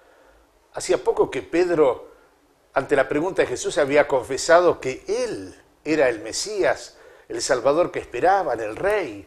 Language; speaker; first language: Spanish; native; Spanish